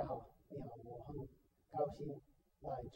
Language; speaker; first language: Chinese; non-native, learner; English